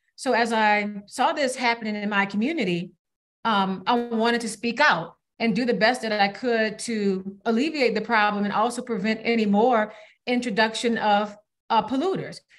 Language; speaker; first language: English; native; English